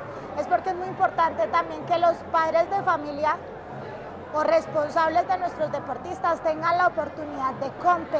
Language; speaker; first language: Spanish; native; Spanish